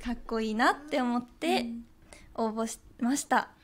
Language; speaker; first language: Japanese; native; Japanese